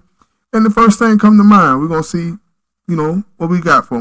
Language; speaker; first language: English; native; English